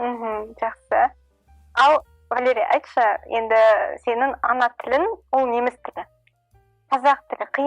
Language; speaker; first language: Kazakh; non-native, local second language; Russian